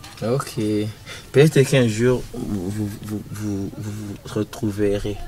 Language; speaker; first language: French; non-native, local second language; Rundi